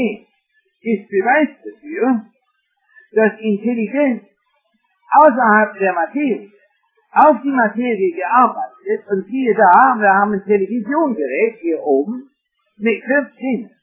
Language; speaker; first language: German; non-native, fluent; English